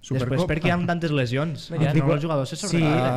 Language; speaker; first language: Catalan; native; Catalan